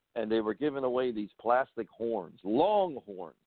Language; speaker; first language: English; native; English